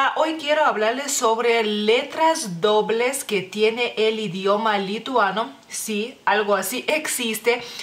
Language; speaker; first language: Spanish; non-native, fluent; Lithuanian